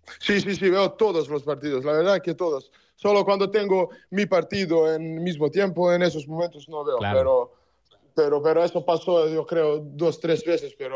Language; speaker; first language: Spanish; non-native, learner; Serbian